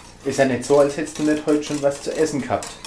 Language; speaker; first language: German; native; German